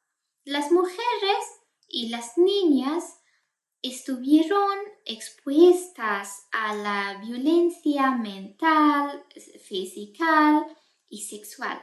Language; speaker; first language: Spanish; non-native, fluent; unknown